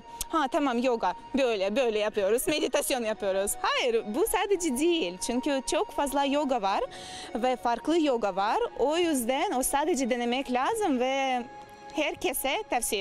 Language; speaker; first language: Turkish; non-native, fluent; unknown